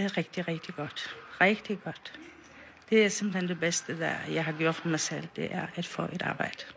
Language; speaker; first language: Danish; non-native, local second language; Faroese